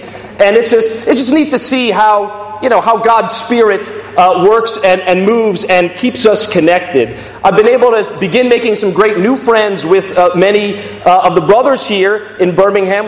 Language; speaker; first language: English; native; English